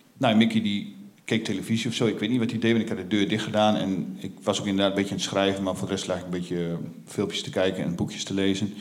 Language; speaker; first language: Dutch; native; Dutch